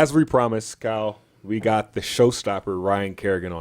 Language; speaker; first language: English; native; English